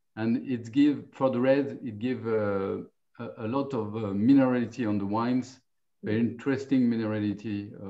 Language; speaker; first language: English; non-native, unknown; French